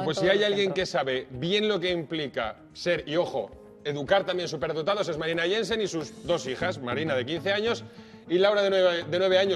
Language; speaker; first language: Spanish; native; Spanish